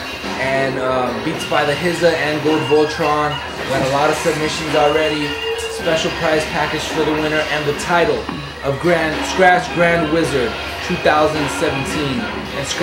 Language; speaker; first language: English; native; English